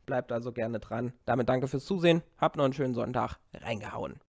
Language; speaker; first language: German; native; German